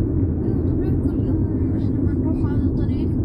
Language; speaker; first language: Arabic; native; Arabic